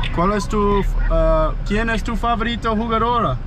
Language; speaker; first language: Spanish; non-native, learner; English